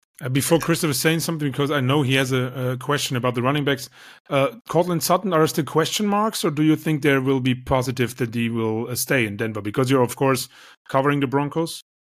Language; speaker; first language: English; non-native, fluent; German